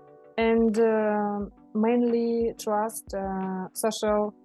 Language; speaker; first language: English; non-native, learner; Russian